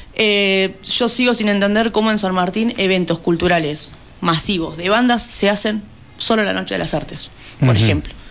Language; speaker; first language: Spanish; native; Spanish